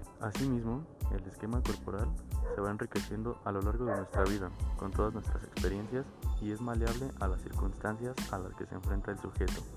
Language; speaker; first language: Spanish; native; Spanish